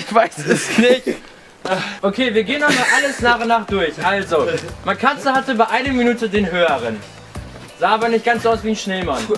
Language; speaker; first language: German; native; German